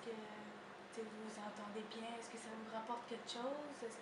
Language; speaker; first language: French; native; French